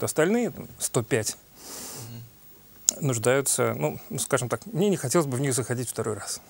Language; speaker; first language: Russian; native; Russian